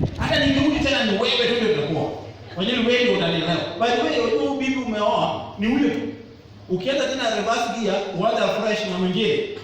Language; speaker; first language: Swahili; non-native, local second language; Luo (Kenya and Tanzania)